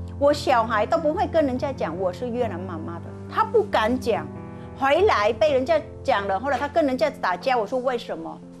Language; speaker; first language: Chinese; non-native, fluent; Vietnamese